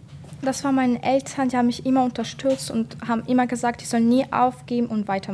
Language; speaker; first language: German; non-native, fluent; Ukrainian